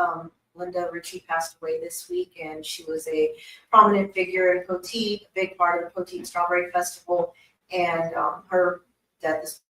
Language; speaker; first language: English; native; English